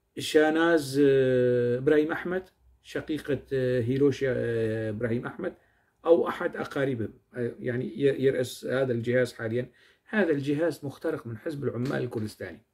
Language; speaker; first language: Arabic; non-native, local second language; Kurdish